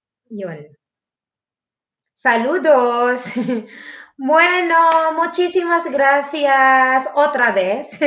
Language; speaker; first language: Spanish; non-native, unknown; Filipino